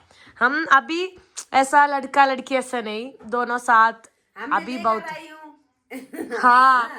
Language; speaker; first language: Hindi; non-native, learner; Malayalam